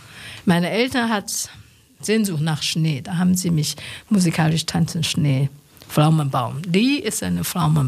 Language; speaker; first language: German; non-native, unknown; Chinese